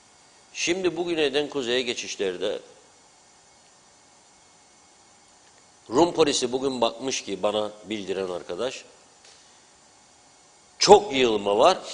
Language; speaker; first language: Turkish; native; Turkish